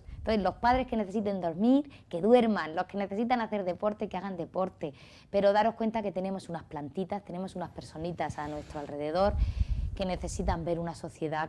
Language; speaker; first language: Spanish; native; Spanish